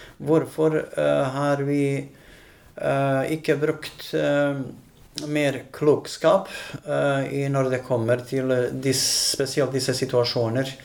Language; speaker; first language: Norwegian; non-native, fluent; Bosnian